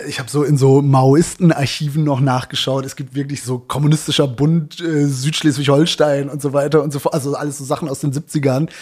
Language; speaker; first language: German; native; German